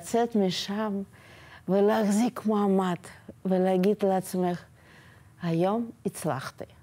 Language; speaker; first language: Hebrew; non-native, fluent; Russian